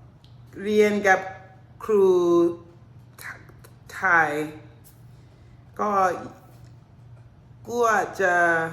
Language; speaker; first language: Thai; non-native, learner; English